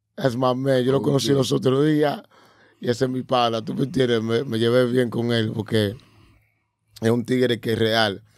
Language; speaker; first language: Spanish; early bilingual, heritage; Spanish